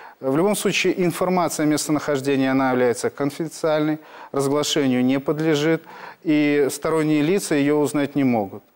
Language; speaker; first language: Russian; native; Russian